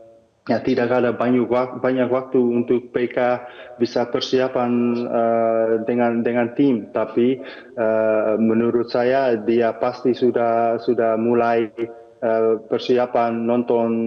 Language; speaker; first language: Indonesian; non-native, fluent; Dutch